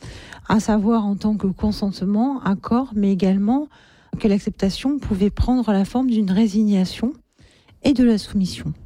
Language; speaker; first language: French; native; French